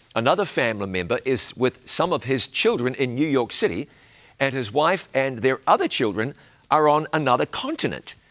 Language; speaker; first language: English; native; English